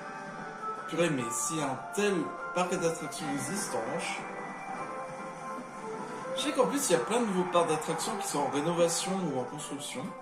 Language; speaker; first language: French; native; French